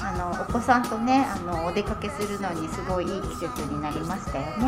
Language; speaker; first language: Japanese; native; Japanese